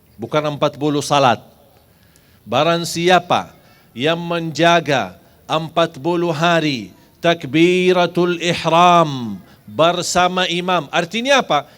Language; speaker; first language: Malay; non-native, fluent; Arabic